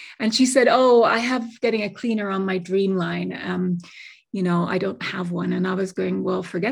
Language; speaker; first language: English; native; English